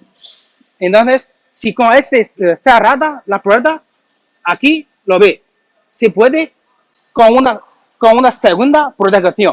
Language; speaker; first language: Spanish; non-native, learner; Chinese